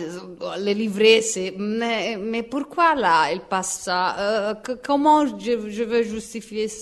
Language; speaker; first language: French; non-native, fluent; Italian